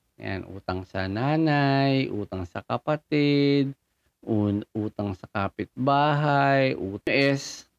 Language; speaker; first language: Filipino; native; Filipino